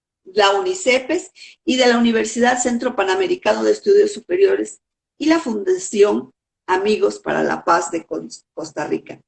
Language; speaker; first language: Spanish; native; Spanish